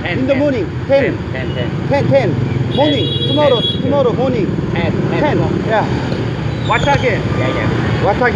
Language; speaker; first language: English; non-native, learner; Korean